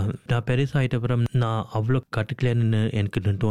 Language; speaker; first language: Tamil; early bilingual, heritage; Tamil